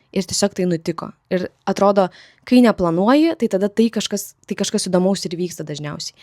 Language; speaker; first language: Lithuanian; native; Lithuanian